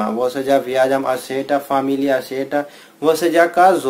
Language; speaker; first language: Portuguese; non-native, learner; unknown